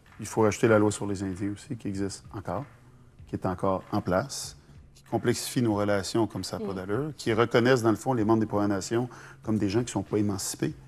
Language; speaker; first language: French; native; French